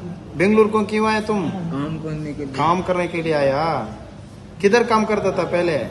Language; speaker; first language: Hindi; non-native, local second language; Kannada